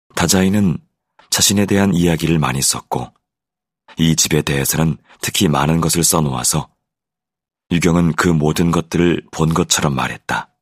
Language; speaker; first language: Korean; native; Korean